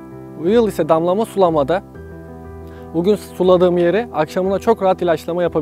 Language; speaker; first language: Turkish; native; Turkish